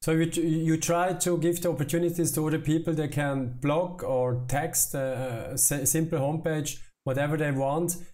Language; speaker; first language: English; non-native, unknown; German